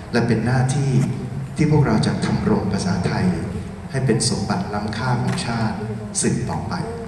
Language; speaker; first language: Thai; native; Thai